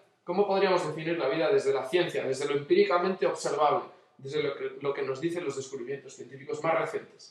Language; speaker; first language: Spanish; native; Spanish